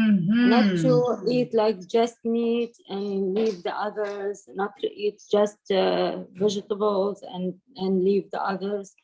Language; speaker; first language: English; non-native, learner; Arabic